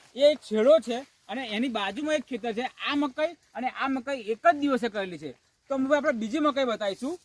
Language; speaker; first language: Gujarati; native; Gujarati